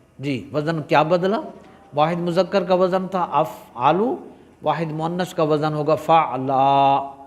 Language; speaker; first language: Urdu; non-native, local second language; Punjabi